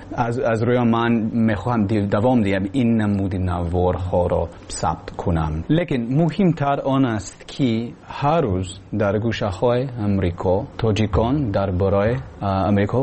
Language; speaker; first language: Persian; non-native, learner; English